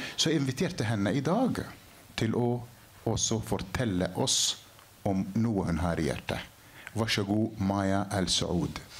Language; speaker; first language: Norwegian; non-native, fluent; Arabic